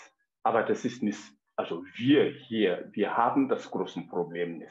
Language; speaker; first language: German; non-native, fluent; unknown